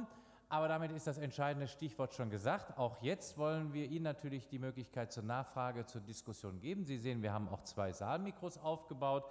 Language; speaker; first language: German; native; German